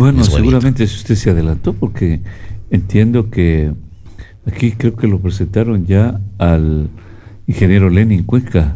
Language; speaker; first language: Spanish; native; Spanish